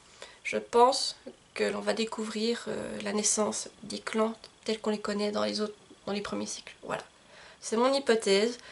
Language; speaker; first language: French; native; French